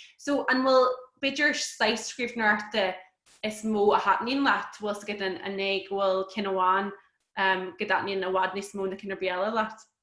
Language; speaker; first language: Irish; native; Irish